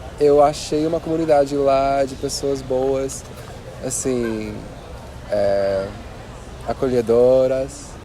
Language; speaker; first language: Portuguese; non-native, fluent; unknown